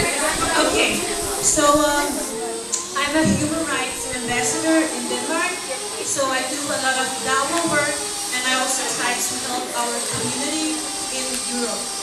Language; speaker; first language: English; non-native, fluent; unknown